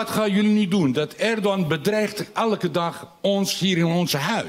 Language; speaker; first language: Dutch; non-native, local second language; Turkish